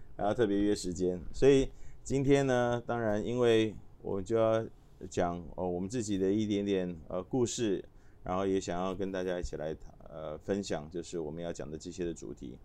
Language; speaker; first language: Chinese; native; Chinese